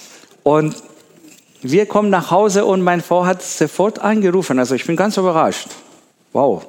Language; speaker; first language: German; non-native, learner; Persian